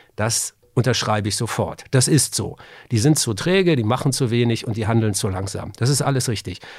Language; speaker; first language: German; native; German